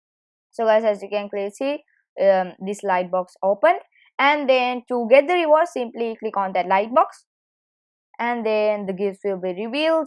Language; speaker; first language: English; non-native, fluent; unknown